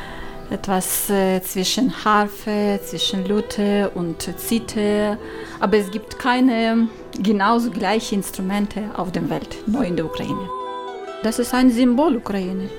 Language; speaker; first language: German; non-native, learner; Ukrainian